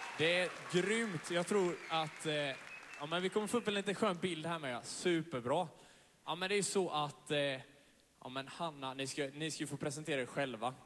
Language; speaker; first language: Swedish; native; Swedish